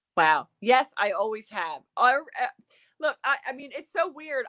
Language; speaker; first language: English; native; English